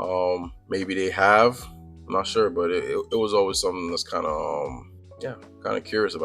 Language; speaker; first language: English; native; English